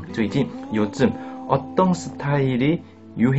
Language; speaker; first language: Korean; non-native, fluent; Chinese